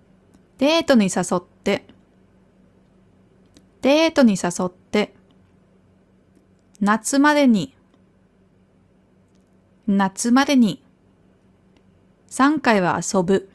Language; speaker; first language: Japanese; non-native, fluent; German